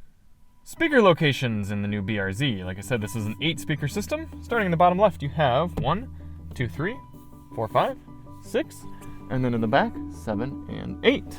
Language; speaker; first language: English; native; English